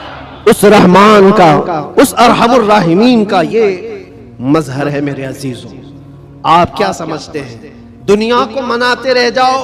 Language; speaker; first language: Urdu; native; Urdu